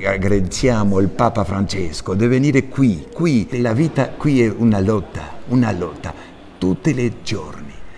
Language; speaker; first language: Italian; non-native, fluent; Spanish